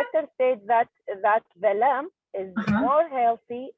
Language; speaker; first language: English; non-native, learner; Arabic